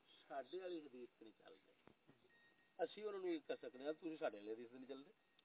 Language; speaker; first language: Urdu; non-native, local second language; Punjabi